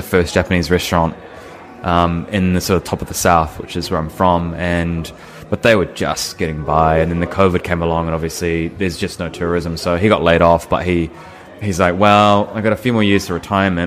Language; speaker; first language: English; native; English